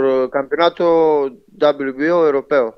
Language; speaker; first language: Spanish; non-native, learner; Romanian